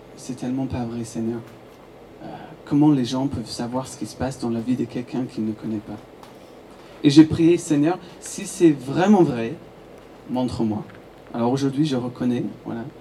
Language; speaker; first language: French; non-native, fluent; English